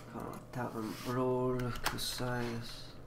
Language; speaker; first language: Japanese; non-native, learner; English